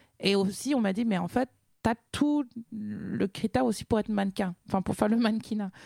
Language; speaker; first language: French; native; French